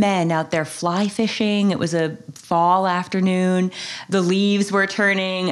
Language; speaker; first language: English; native; English